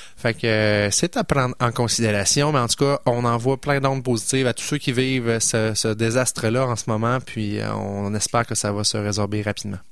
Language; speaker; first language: French; native; French